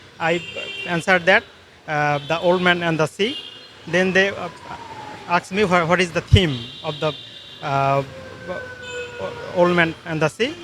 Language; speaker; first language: English; non-native, learner; Bangla